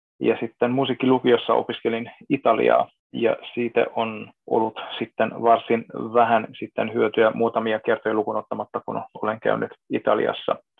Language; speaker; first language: Finnish; non-native, fluent; Hungarian